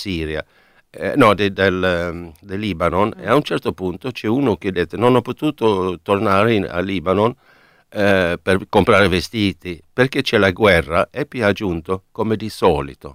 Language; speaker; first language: Italian; non-native, fluent; Swedish